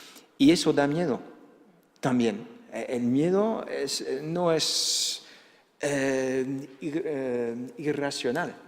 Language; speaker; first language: Spanish; non-native, fluent; Dutch